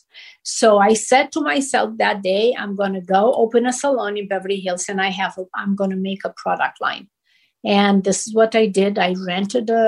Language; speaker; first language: English; non-native, fluent; Romanian